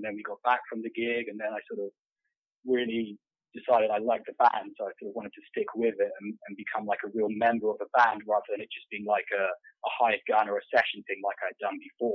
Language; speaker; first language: English; native; English